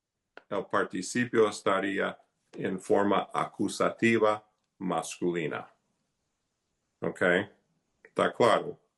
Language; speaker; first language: Spanish; non-native, fluent; English